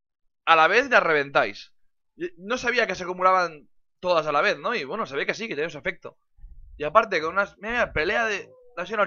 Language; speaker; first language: Spanish; native; Spanish